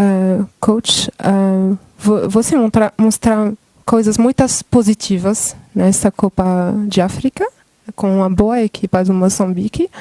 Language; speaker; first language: Portuguese; non-native, learner; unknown